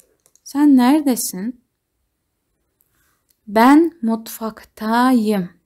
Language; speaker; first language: Turkish; non-native, fluent; Kazakh